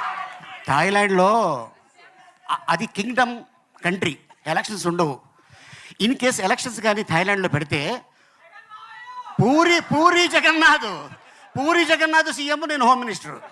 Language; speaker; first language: Telugu; native; Telugu